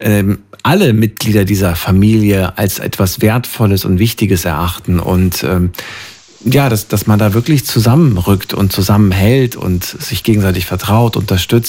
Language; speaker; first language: German; native; German